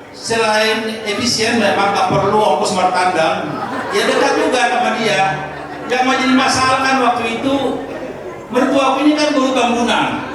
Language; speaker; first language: Indonesian; non-native, local second language; Batak Toba